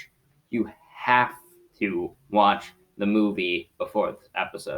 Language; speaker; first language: English; native; English